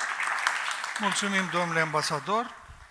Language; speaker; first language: Romanian; native; Romanian